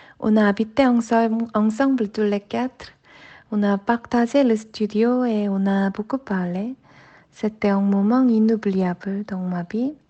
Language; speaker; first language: French; non-native, fluent; Korean